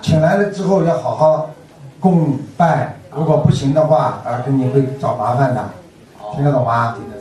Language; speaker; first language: Chinese; native; Chinese